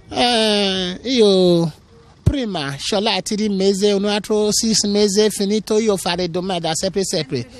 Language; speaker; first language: Italian; non-native, learner; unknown